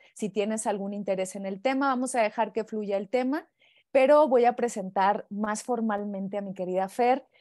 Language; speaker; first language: Spanish; native; Spanish